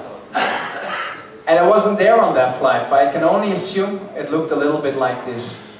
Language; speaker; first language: English; non-native, fluent; Dutch